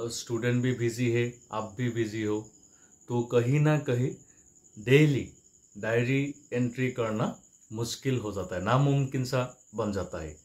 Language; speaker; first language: Hindi; non-native, local second language; Assamese